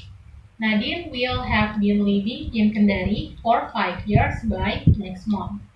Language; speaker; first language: English; non-native, learner; Indonesian